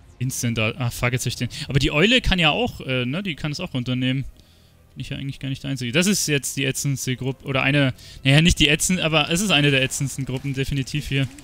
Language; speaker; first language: German; native; German